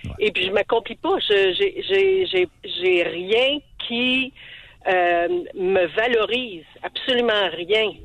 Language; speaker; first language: French; native; French